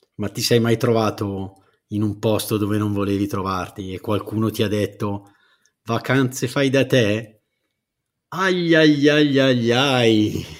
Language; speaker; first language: Italian; native; Italian